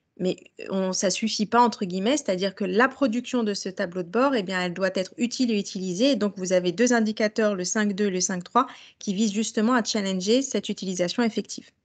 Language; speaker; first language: French; native; French